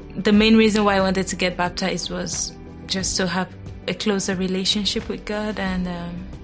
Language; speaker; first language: English; non-native, local second language; Yoruba